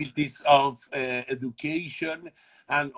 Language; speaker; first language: English; non-native, learner; Spanish